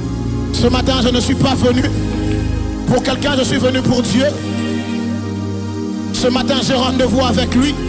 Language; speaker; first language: French; non-native, local second language; Lingala